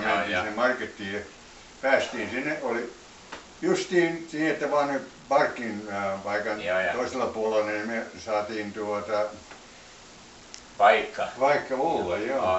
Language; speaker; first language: Finnish; early bilingual, heritage; Finnish